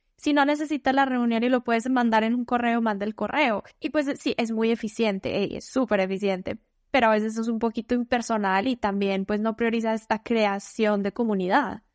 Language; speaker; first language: Spanish; native; Spanish